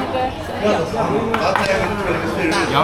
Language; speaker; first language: Chinese; non-native, learner; German